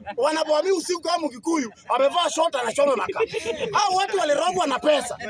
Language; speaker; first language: Swahili; non-native, local second language; Luo (Kenya and Tanzania)